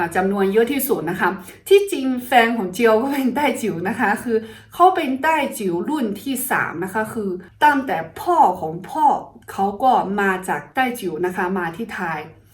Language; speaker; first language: Thai; non-native, fluent; Chinese